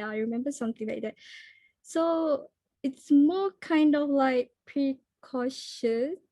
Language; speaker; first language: English; non-native, learner; Malay